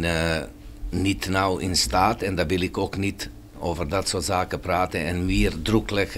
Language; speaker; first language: Dutch; non-native, fluent; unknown